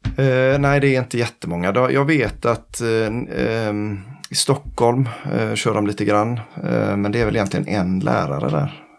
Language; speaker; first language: Swedish; native; Swedish